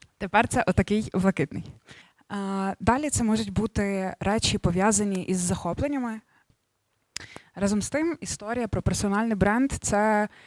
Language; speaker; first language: Ukrainian; native; Ukrainian